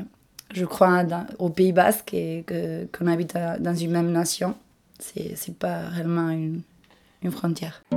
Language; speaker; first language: French; non-native, local second language; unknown